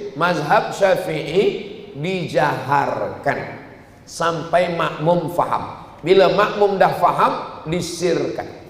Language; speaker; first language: Malay; native; Malay